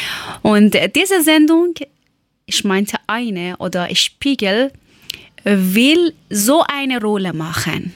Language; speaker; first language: German; non-native, learner; Persian